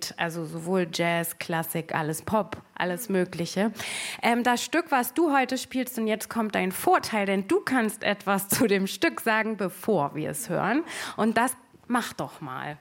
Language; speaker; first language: German; native; German